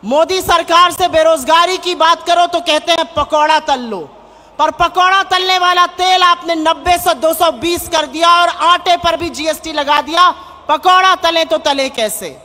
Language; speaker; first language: Hindi; native; Hindi